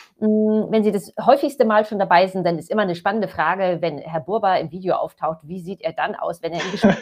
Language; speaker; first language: German; native; German